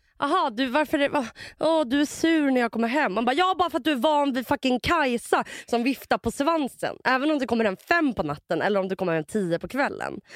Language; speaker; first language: Swedish; early bilingual, other home language; Russian